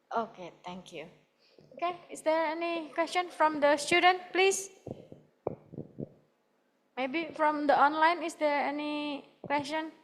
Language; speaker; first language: English; non-native, fluent; Indonesian